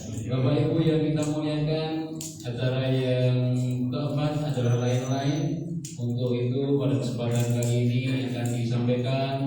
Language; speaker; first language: Indonesian; native; Indonesian